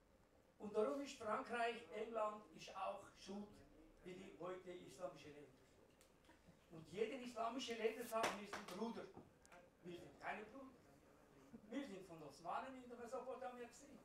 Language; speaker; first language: German; non-native, learner; Central Kurdish